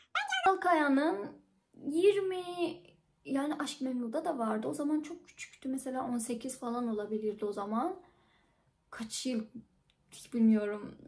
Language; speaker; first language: Turkish; non-native, fluent; Persian